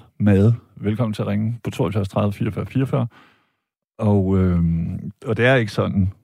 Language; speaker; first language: Danish; native; Danish